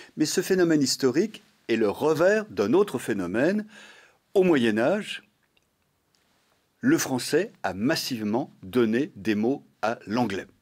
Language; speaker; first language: French; native; French